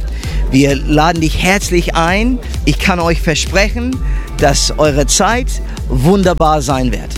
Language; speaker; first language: German; non-native, fluent; English